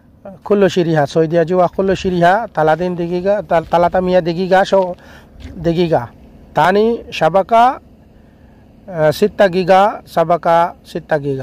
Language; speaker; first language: Arabic; non-native, learner; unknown